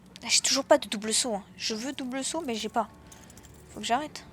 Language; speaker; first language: French; native; French